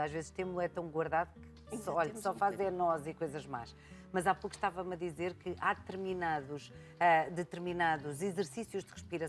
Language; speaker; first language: Portuguese; native; Portuguese